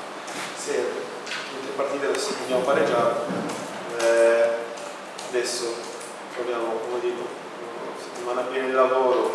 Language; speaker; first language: Italian; non-native, fluent; Portuguese